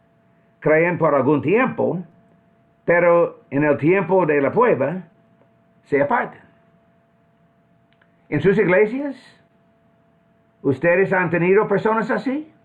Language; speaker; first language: Spanish; non-native, fluent; English